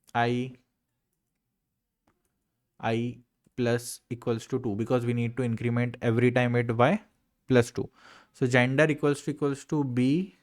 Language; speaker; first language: English; non-native, local second language; Hindi